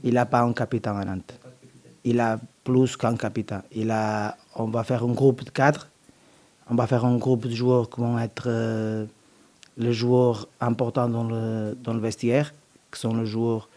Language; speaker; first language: French; non-native, learner; Portuguese